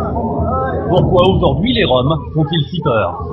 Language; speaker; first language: French; native; French